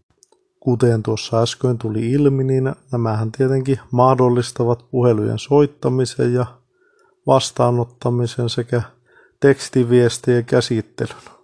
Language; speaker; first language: Finnish; native; Finnish